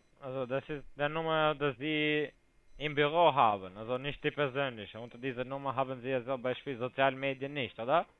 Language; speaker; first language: German; non-native, fluent; Albanian